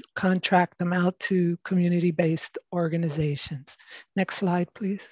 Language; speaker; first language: English; native; English